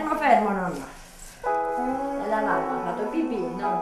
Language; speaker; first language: Italian; non-native, learner; Polish